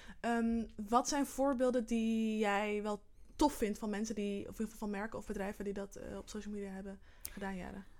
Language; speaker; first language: Dutch; early bilingual, other home language; Somali